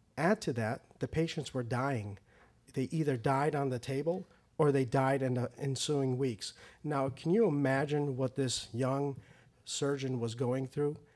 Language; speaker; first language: English; early bilingual, other home language; Persian